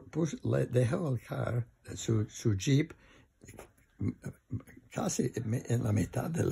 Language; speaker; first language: Spanish; non-native, learner; English